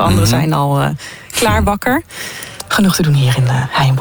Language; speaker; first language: Dutch; native; Dutch